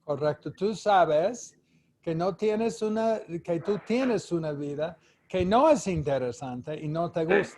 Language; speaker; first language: Spanish; non-native, fluent; English